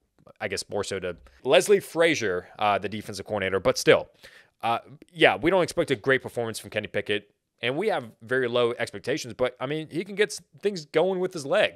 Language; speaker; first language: English; native; English